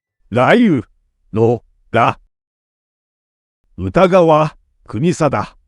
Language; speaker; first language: Japanese; native; Japanese